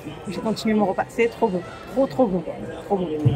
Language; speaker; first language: French; native; French